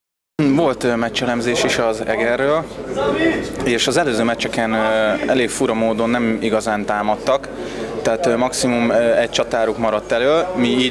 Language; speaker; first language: Hungarian; native; Hungarian